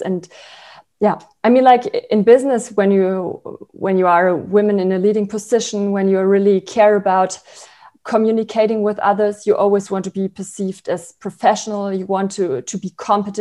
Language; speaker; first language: English; non-native, fluent; German